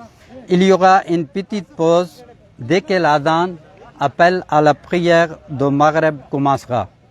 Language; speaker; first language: French; non-native, fluent; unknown